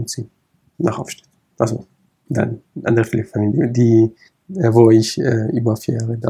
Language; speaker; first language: German; non-native, fluent; Kurdish